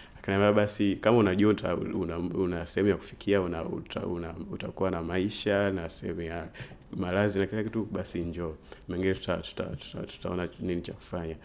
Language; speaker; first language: Swahili; native; Swahili